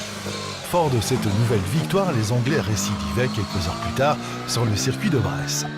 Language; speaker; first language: French; native; French